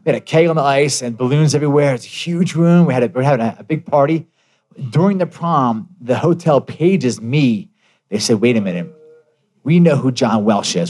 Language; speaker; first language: English; early bilingual, other home language; Italian